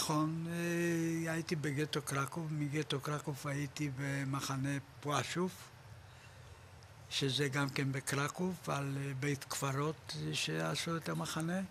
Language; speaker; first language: Hebrew; non-native, fluent; Polish